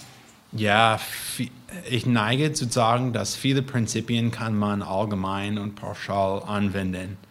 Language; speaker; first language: German; non-native, fluent; English